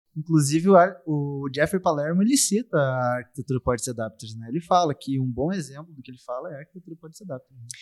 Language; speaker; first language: Portuguese; native; Portuguese